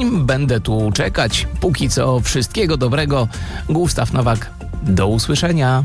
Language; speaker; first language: Polish; native; Polish